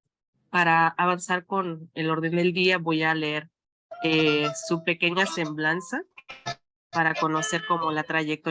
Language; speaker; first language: Spanish; native; Spanish